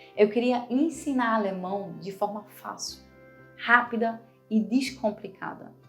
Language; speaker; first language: Portuguese; non-native, fluent; German